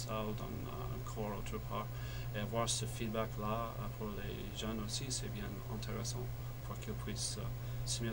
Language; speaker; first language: French; non-native, fluent; English